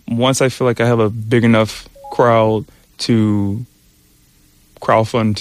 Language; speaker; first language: English; native; English